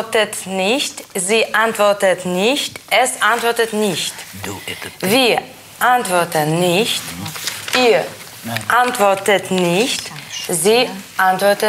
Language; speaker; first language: German; non-native, learner; Russian